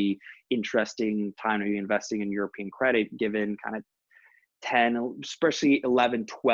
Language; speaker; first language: English; native; English